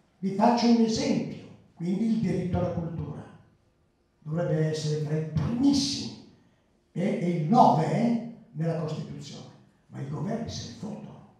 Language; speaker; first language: Italian; early bilingual, other home language; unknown